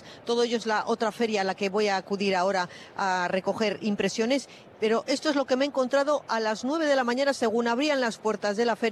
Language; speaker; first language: Spanish; native; Spanish